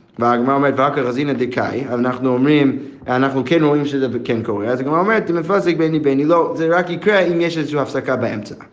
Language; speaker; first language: Hebrew; non-native, fluent; English